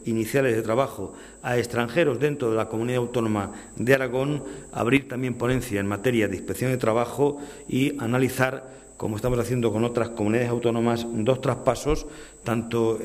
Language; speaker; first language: Spanish; native; Spanish